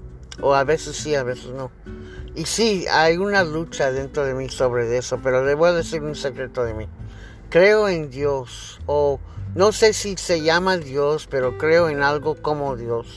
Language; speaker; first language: Spanish; early bilingual, heritage; English